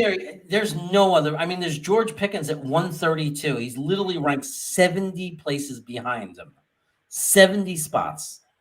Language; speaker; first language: English; native; English